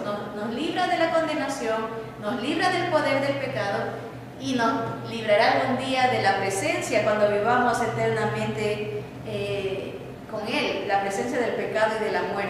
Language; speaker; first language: Spanish; native; Spanish